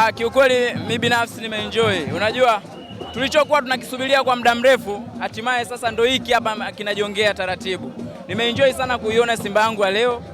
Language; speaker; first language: Swahili; native; Swahili